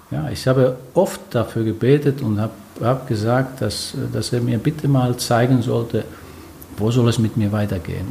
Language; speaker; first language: German; non-native, fluent; Finnish